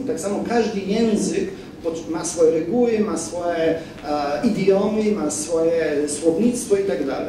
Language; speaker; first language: Polish; non-native, fluent; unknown